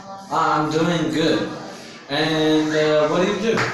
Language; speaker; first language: English; non-native, learner; Vietnamese